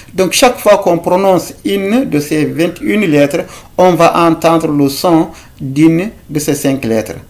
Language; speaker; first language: French; non-native, local second language; Fula